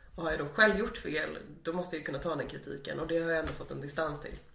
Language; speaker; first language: Swedish; native; Swedish